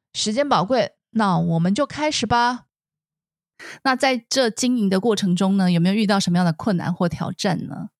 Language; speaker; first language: Chinese; native; Chinese